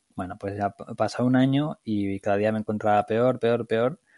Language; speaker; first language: Spanish; native; Spanish